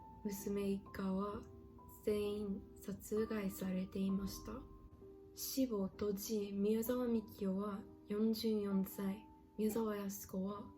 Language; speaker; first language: Japanese; non-native, learner; English